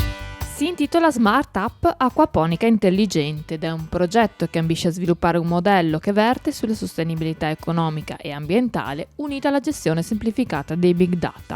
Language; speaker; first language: Italian; native; Italian